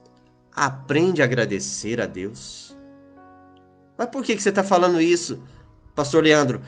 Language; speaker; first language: Portuguese; native; Portuguese